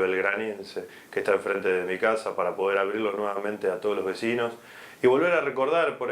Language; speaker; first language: Spanish; native; Spanish